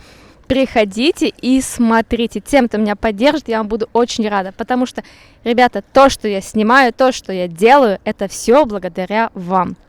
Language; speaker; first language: Russian; native; Russian